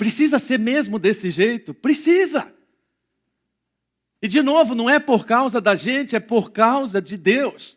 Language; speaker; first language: Portuguese; native; Portuguese